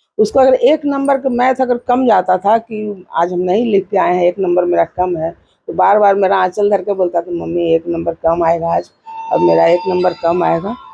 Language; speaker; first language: Hindi; native; Hindi